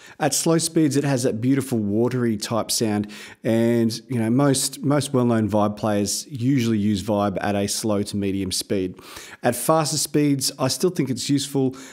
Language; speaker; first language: English; native; English